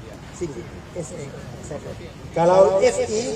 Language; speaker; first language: Indonesian; non-native, learner; Thai